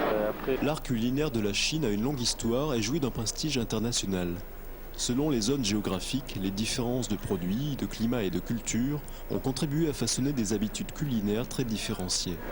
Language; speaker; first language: French; native; French